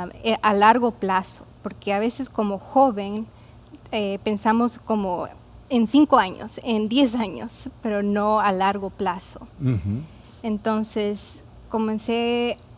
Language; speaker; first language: Spanish; early bilingual, heritage; Spanish